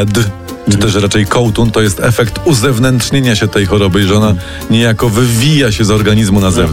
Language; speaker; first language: Polish; native; Polish